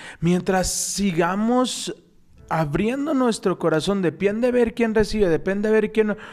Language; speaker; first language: Spanish; native; Spanish